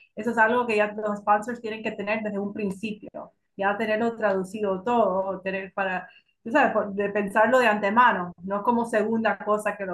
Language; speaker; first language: Spanish; early bilingual, heritage; Spanish